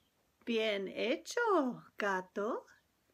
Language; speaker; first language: Spanish; non-native, learner; English